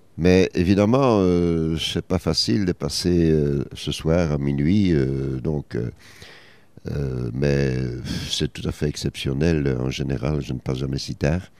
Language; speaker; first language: French; native; French